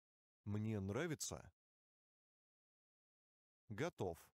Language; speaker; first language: Russian; non-native, learner; English